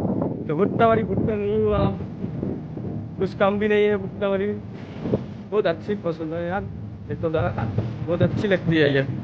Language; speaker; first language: Hindi; non-native, local second language; Bangla